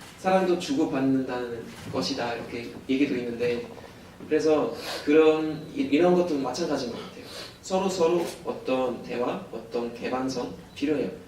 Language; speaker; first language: Korean; non-native, fluent; German